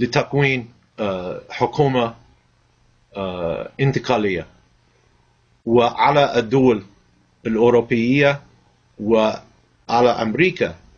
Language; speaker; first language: Arabic; non-native, fluent; English